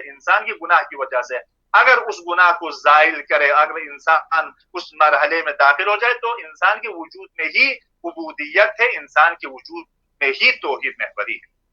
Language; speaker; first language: Urdu; non-native, local second language; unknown